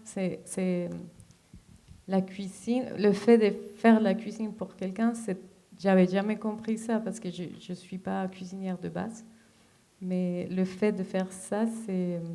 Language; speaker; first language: French; non-native, fluent; Spanish